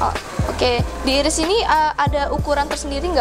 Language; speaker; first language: Indonesian; native; Indonesian